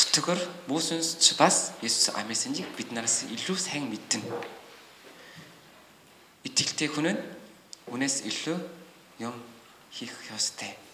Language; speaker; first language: Mongolian; non-native, learner; Korean